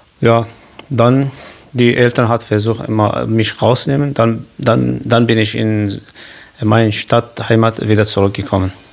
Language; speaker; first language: German; non-native, learner; Kurdish